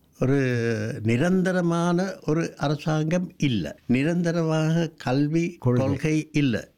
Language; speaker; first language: Tamil; non-native, local second language; Sinhala